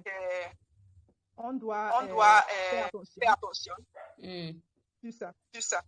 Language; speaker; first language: French; non-native, learner; Yoruba